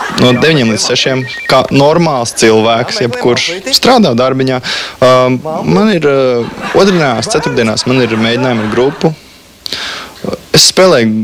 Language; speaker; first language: Latvian; native; Latvian